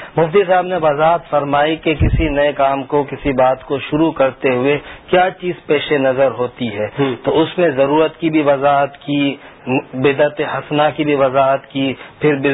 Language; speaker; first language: Urdu; native; Urdu